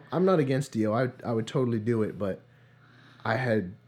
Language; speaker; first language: English; native; English